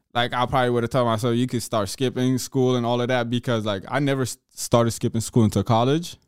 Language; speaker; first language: English; early bilingual, other home language; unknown